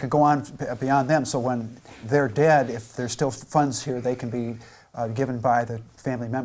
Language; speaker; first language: English; native; English